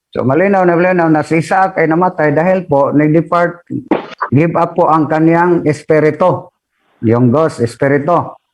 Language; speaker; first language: Filipino; non-native, local second language; Cebuano